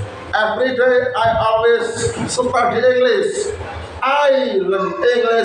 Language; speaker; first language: English; non-native, learner; Indonesian